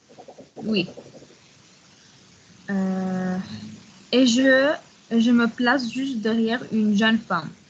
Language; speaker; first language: French; non-native, learner; Arabic